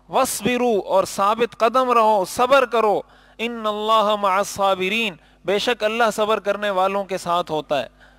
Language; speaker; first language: Urdu; native; Urdu